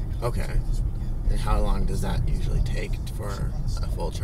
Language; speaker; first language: English; native; English